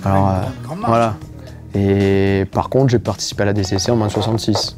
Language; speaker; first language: French; native; French